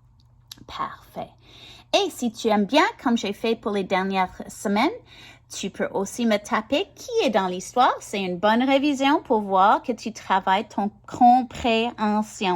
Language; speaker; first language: French; non-native, learner; English